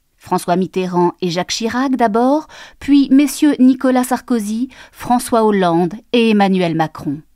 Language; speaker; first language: French; native; French